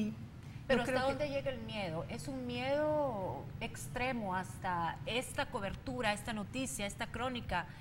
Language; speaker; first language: Spanish; native; Spanish